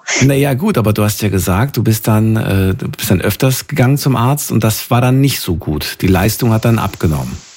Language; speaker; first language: German; native; German